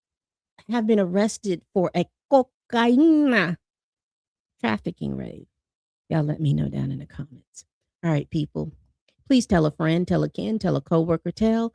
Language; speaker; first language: English; native; English